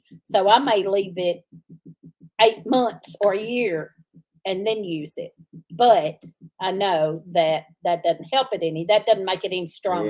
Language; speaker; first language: English; native; English